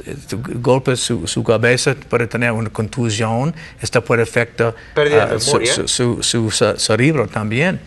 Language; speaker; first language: Spanish; non-native, learner; English